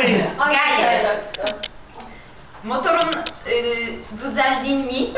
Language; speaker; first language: Turkish; non-native, learner; Polish